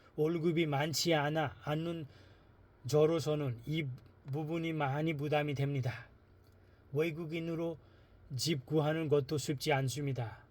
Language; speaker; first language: Korean; non-native, fluent; Nepali